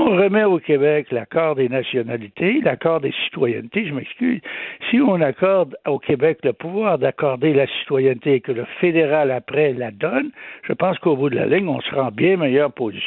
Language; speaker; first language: French; native; French